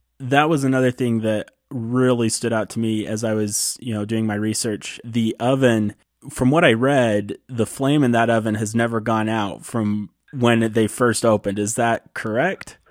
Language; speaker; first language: English; native; English